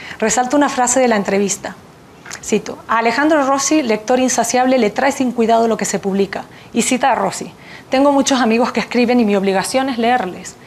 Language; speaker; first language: Spanish; native; Spanish